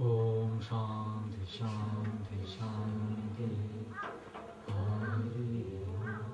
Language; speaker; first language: Japanese; non-native, learner; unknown